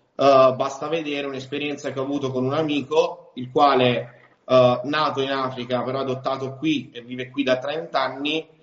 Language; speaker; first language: Italian; early bilingual, other home language; Swahili